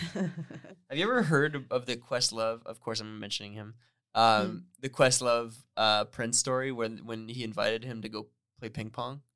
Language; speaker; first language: English; native; English